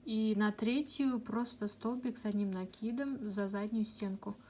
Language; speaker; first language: Russian; non-native, local second language; Kazakh